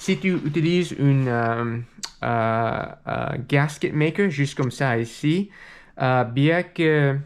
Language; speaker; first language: French; non-native, learner; English